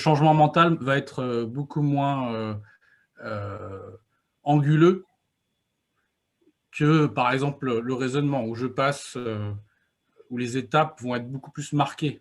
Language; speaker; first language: French; native; French